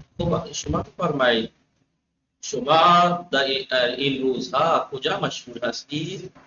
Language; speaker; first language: Persian; non-native, fluent; Urdu